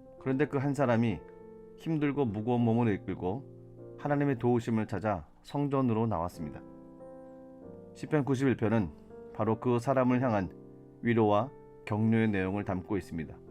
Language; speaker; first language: Korean; native; Korean